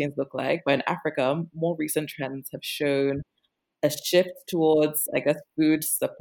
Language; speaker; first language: English; non-native, local second language; Akan